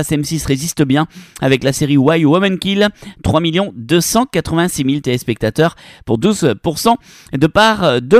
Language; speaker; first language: French; native; French